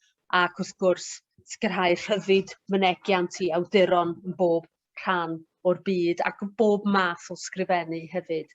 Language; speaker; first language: Welsh; native; Welsh